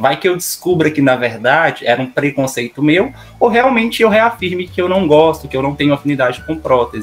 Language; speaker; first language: Portuguese; native; Portuguese